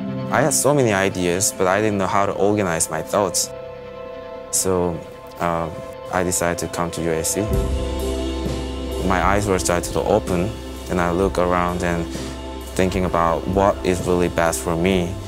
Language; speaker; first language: English; non-native, fluent; Korean